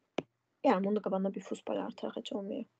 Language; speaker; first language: German; non-native, fluent; Azerbaijani